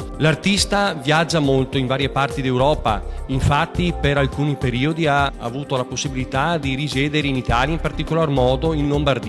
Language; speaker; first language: Italian; native; Italian